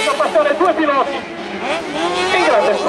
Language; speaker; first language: Italian; native; Italian